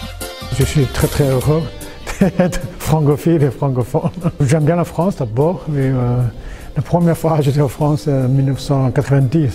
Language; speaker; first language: French; non-native, fluent; Chinese